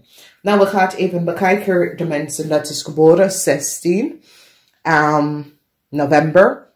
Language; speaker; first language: Dutch; non-native, learner; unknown